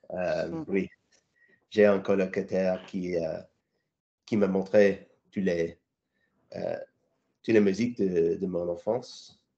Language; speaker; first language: French; non-native, learner; English